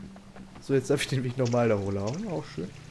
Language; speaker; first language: German; native; German